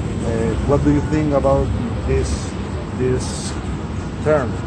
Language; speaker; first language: English; non-native, learner; Spanish